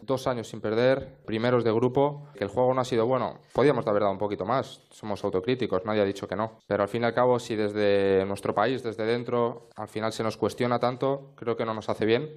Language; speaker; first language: Spanish; native; Spanish